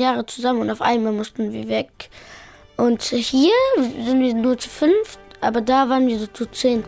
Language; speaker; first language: German; early bilingual, other home language; Pashto